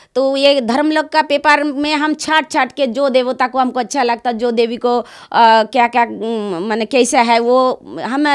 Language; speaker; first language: Hindi; non-native, local second language; Bangla